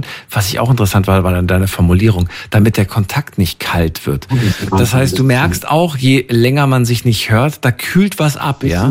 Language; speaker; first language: German; native; German